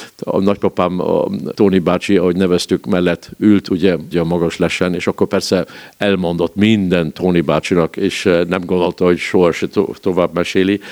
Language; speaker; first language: Hungarian; early bilingual, heritage; Hungarian